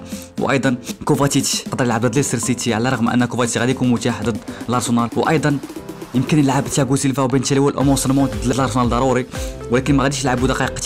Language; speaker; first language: Arabic; native; Arabic